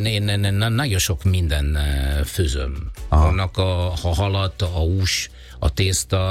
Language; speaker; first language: Hungarian; non-native, fluent; Italian